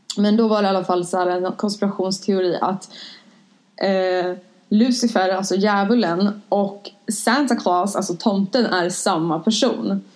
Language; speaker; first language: Swedish; native; Swedish